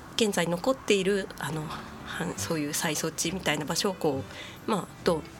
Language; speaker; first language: Japanese; native; Japanese